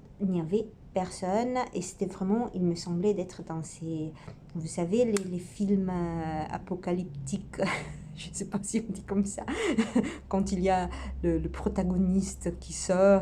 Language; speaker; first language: French; non-native, fluent; Italian